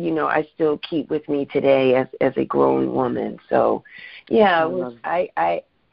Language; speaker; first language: English; native; English